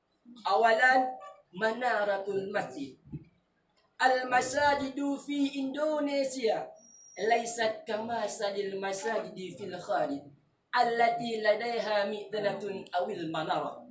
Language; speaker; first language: Arabic; non-native, learner; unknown